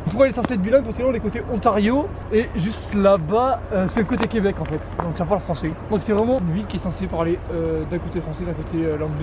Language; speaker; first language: French; native; French